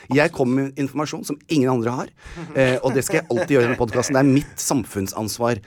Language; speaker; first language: Norwegian; native; Norwegian